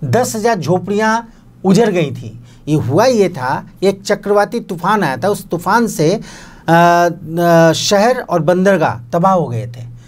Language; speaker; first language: Hindi; non-native, local second language; Bangla